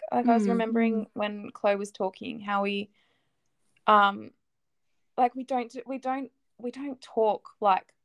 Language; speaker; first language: English; native; English